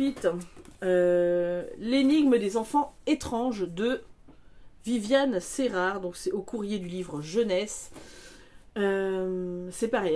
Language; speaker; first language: French; native; French